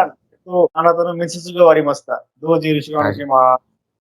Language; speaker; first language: Japanese; non-native, fluent; Bangla